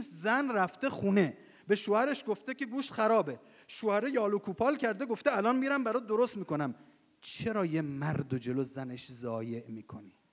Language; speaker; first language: Persian; native; Persian